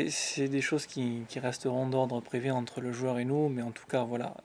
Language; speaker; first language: French; native; French